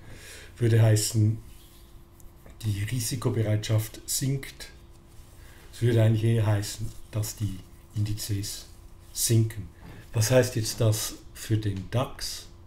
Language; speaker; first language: German; native; German